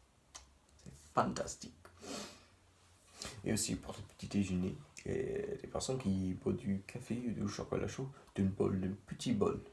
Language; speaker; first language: French; non-native, learner; English